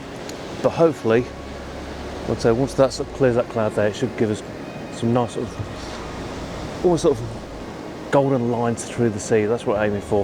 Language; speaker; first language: English; native; English